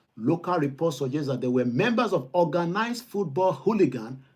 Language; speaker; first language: English; non-native, local second language; Yoruba